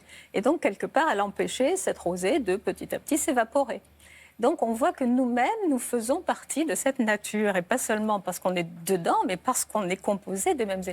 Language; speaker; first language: French; native; French